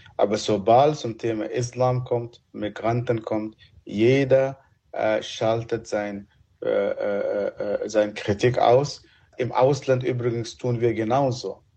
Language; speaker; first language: German; non-native, fluent; Arabic